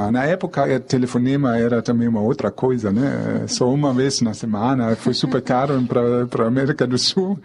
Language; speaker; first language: Portuguese; non-native, fluent; German